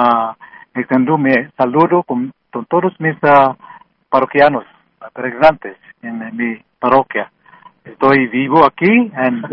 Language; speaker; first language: Spanish; non-native, learner; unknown